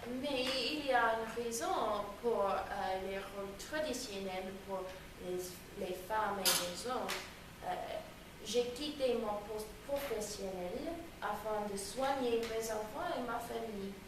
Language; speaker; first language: French; non-native, learner; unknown